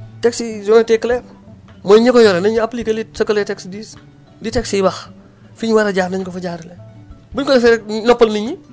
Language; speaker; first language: Wolof; native; Wolof